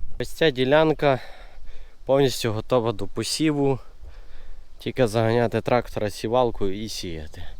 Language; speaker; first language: Ukrainian; native; Ukrainian